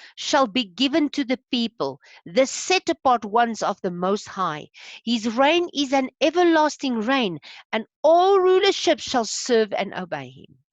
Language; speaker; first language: English; non-native, local second language; Afrikaans